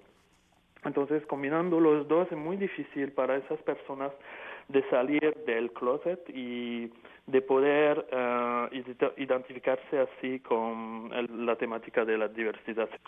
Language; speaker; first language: Spanish; non-native, fluent; French